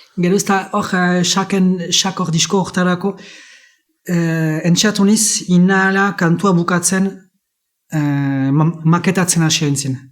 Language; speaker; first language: Basque; native; Basque